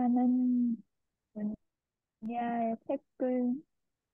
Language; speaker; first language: Korean; non-native, learner; Vietnamese